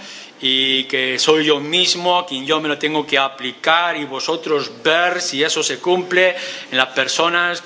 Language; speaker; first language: Spanish; native; Spanish